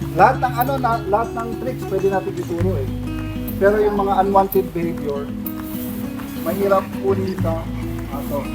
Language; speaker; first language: Filipino; non-native, local second language; Hiligaynon